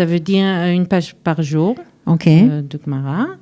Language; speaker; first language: French; early bilingual, heritage; French